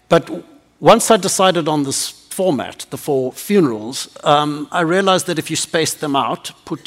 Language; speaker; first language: English; native; English